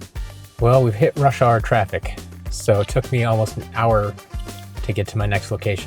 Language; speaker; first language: English; native; English